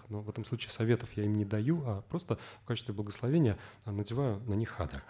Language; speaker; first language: Russian; native; Russian